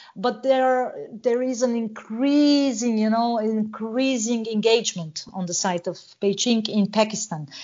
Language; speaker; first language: English; non-native, fluent; Bulgarian